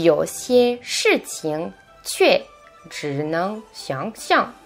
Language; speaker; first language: Chinese; non-native, fluent; French